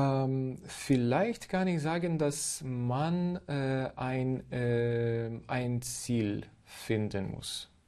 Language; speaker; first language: German; non-native, learner; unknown